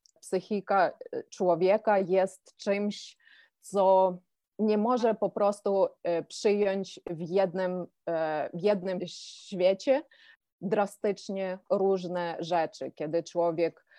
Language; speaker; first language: Polish; non-native, fluent; Ukrainian